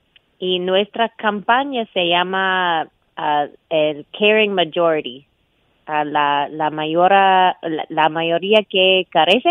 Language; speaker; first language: Spanish; non-native, fluent; English